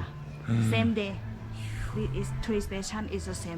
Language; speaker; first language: English; non-native, learner; Thai